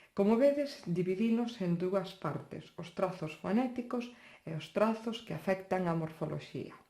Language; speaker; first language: Galician; non-native, local second language; Spanish